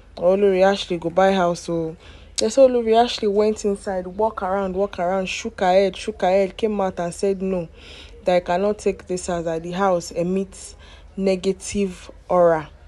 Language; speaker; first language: Nigerian Pidgin; native; Nigerian Pidgin